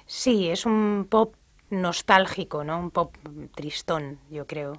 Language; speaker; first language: Spanish; native; Spanish